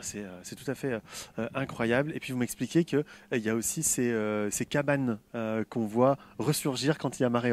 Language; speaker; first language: French; native; French